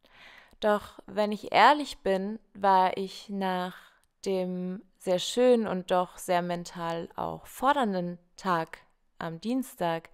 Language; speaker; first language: German; native; German